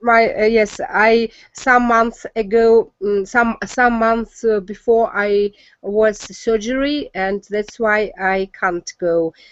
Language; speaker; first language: English; non-native, learner; Russian